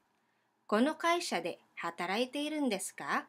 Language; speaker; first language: Japanese; non-native, fluent; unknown